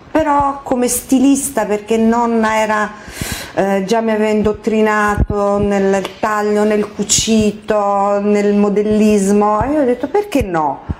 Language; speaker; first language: Italian; native; Italian